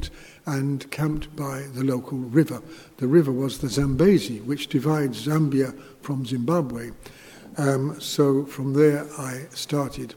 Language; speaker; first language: English; native; English